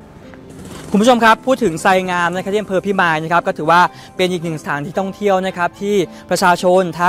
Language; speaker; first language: Thai; native; Thai